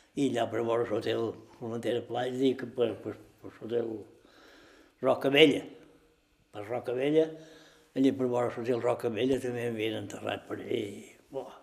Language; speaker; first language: Catalan; native; Catalan